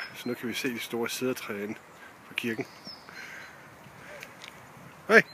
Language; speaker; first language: Danish; native; Danish